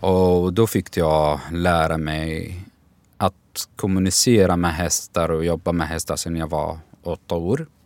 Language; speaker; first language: Swedish; non-native, learner; Arabic